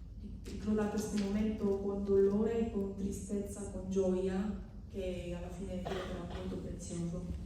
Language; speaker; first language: Italian; non-native, fluent; Korean